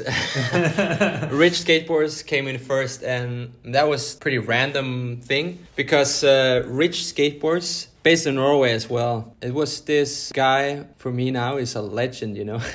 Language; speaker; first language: English; non-native, fluent; Norwegian